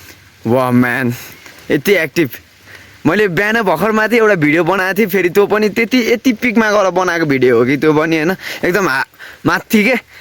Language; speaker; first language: Nepali; native; Nepali